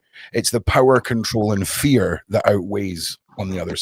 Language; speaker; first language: English; native; English